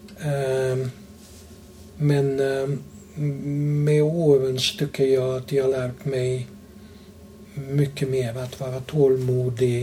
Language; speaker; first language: Swedish; non-native, fluent; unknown